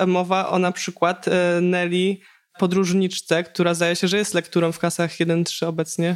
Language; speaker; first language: Polish; native; Polish